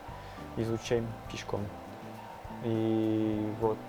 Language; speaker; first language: Russian; non-native, learner; French